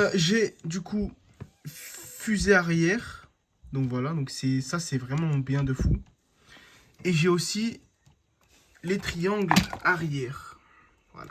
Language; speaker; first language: French; native; French